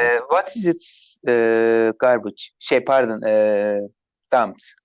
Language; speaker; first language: English; non-native, learner; Turkish